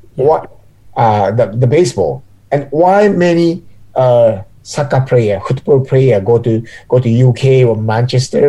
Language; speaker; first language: English; non-native, learner; Japanese